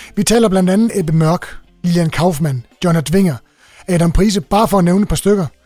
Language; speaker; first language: Danish; native; Danish